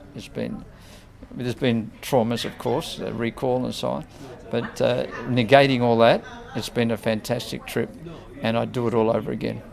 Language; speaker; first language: English; native; English